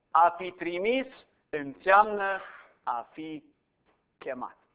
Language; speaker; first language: Romanian; non-native, fluent; English